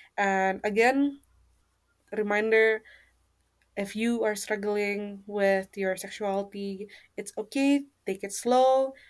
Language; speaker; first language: English; non-native, fluent; Indonesian